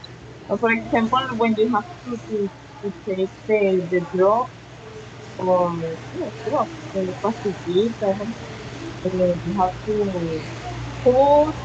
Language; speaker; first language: English; non-native, learner; Spanish